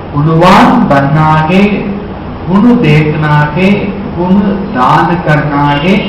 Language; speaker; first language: Hindi; non-native, local second language; Tamil